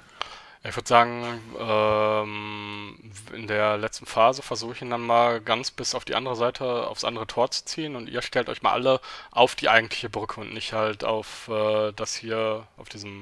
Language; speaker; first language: German; native; German